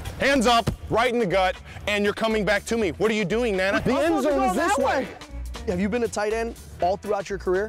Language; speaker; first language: English; native; English